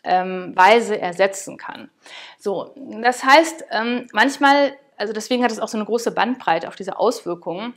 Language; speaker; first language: German; native; German